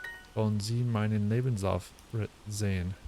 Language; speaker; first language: German; non-native, learner; English